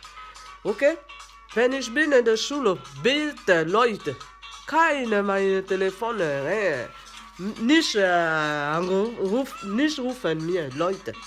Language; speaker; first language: German; non-native, learner; French